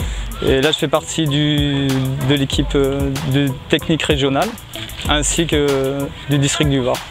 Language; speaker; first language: French; native; French